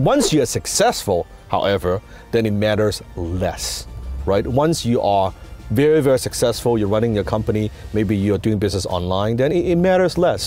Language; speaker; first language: English; non-native, local second language; Cantonese